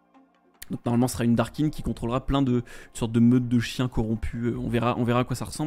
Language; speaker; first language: French; native; French